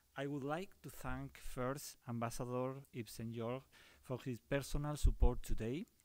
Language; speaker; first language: English; non-native, fluent; Spanish